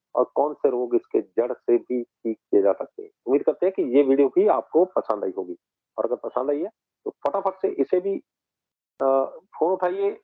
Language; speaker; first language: Hindi; non-native, local second language; Punjabi